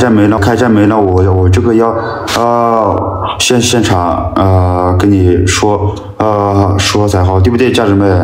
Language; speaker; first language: Chinese; non-native, local second language; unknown